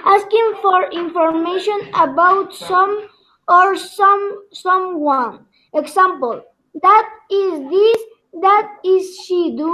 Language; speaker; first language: English; non-native, learner; Spanish